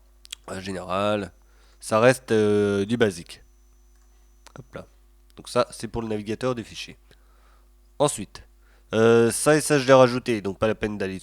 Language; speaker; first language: French; native; French